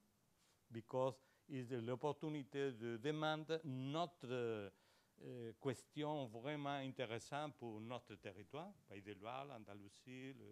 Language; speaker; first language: French; non-native, learner; Spanish